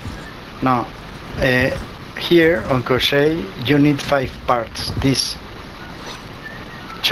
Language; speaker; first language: English; non-native, learner; Spanish